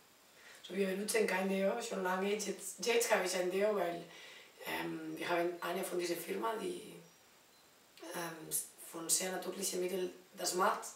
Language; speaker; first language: German; non-native, learner; Spanish